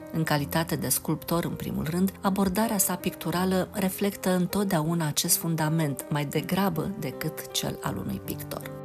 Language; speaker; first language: Romanian; native; Romanian